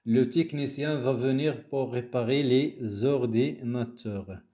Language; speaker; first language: French; non-native, local second language; Arabic